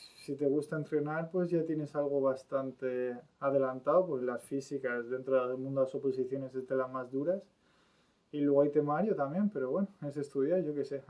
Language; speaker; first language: Spanish; early bilingual, other home language; French